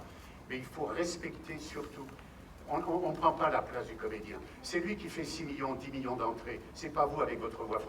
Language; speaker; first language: French; native; French